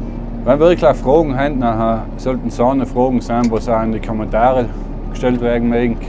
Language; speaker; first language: German; native; German